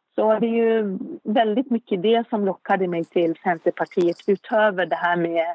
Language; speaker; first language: Swedish; non-native, fluent; Arabic